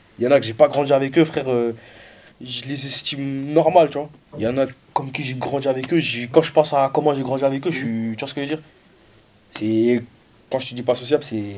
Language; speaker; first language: French; native; French